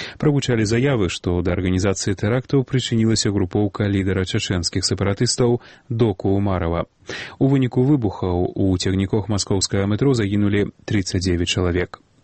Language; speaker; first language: Belarusian; native; Belarusian